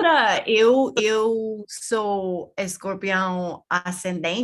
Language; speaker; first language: Portuguese; non-native, learner; English